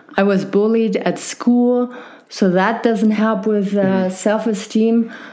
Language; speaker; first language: English; non-native, fluent; German